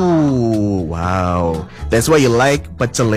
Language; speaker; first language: English; non-native, fluent; Indonesian